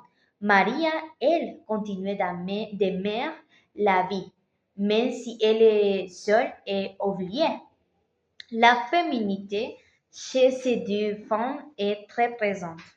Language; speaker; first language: French; non-native, learner; Spanish